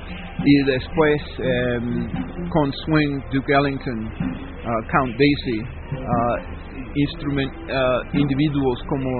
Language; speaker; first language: Spanish; non-native, fluent; English